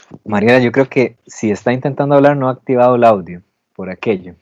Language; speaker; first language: Spanish; native; Spanish